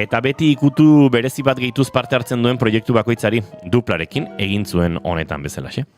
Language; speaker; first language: Basque; native; Basque